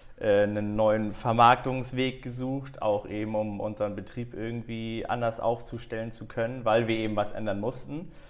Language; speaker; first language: German; native; German